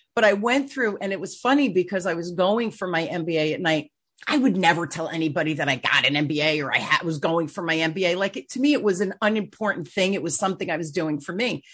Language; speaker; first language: English; native; English